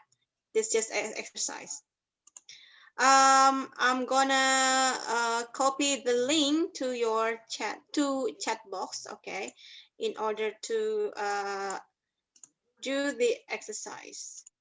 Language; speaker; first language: English; non-native, fluent; Indonesian